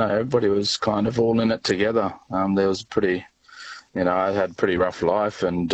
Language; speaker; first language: English; native; English